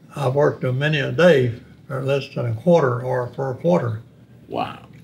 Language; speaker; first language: English; native; English